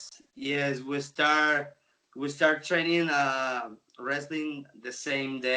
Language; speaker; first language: English; non-native, local second language; Spanish